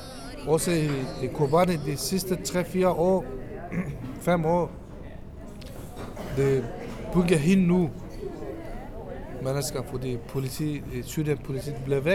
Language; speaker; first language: Danish; non-native, learner; Kurdish